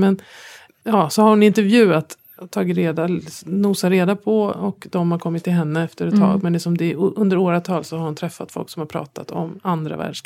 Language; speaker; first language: Swedish; native; Swedish